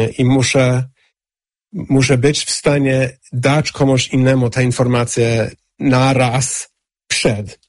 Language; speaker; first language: Polish; non-native, fluent; English